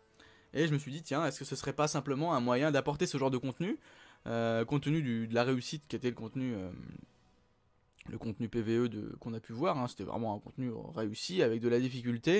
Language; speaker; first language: French; native; French